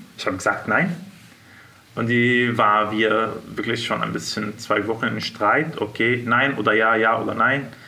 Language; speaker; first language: German; non-native, fluent; Arabic